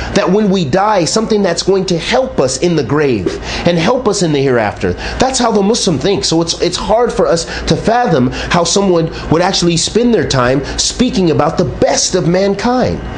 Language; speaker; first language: English; native; English